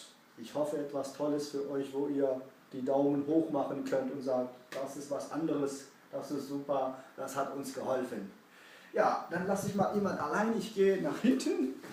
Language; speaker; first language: German; early bilingual, other home language; Kurdish